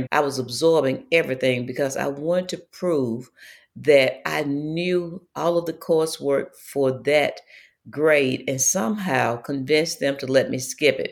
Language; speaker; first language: English; native; English